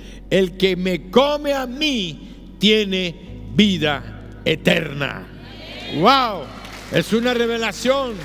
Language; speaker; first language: Spanish; native; Spanish